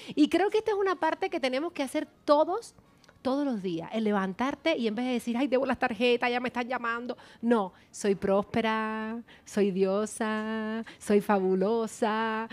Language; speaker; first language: Spanish; native; Spanish